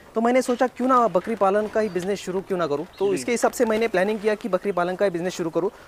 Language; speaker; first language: Hindi; non-native, local second language; Marathi